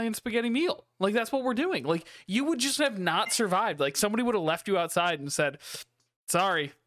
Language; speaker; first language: English; native; English